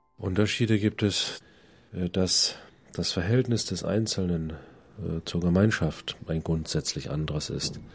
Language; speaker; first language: German; native; German